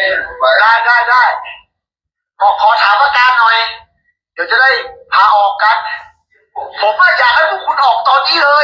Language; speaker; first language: Thai; native; Thai